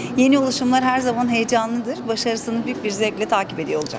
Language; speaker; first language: Turkish; native; Turkish